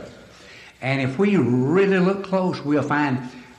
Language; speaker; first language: English; native; English